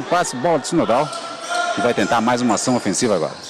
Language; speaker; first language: Portuguese; native; Portuguese